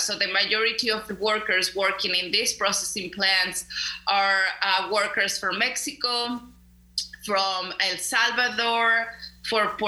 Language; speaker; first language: English; non-native, fluent; Spanish